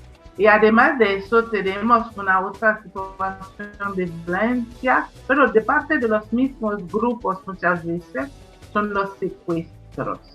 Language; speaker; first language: Spanish; non-native, fluent; Haitian Creole